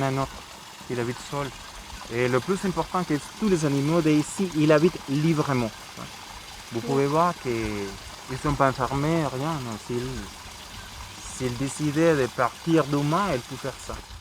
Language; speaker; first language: French; non-native, fluent; Spanish